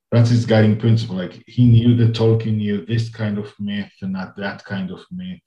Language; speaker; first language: English; non-native, fluent; Hebrew